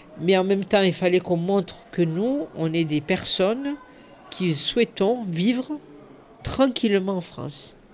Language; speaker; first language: French; early bilingual, other home language; Arabic